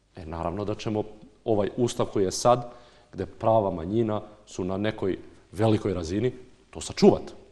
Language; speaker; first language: Bosnian; non-native, local second language; Albanian